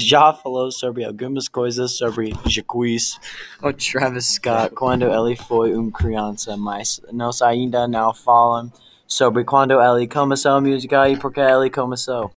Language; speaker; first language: Portuguese; non-native, learner; English